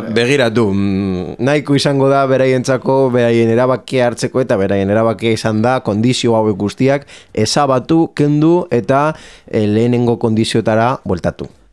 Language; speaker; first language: Basque; non-native, local second language; Spanish